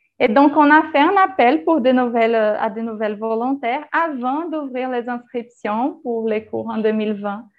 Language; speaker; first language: French; non-native, fluent; Portuguese